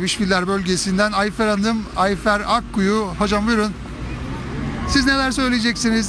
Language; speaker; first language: Turkish; native; Turkish